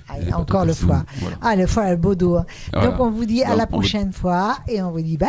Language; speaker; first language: French; native; French